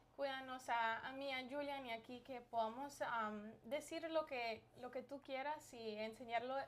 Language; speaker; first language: Spanish; early bilingual, other home language; English